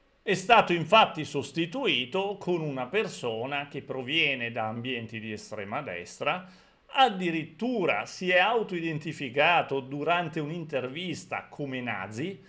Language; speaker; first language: Italian; native; Italian